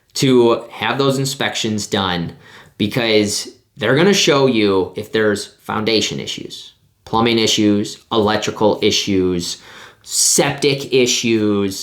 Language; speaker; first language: English; native; English